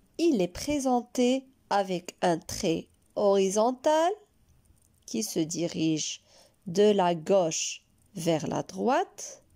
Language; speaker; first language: French; non-native, local second language; Arabic